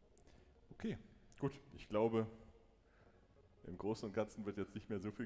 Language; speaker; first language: German; native; German